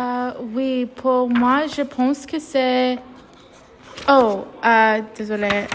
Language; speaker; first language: French; non-native, learner; English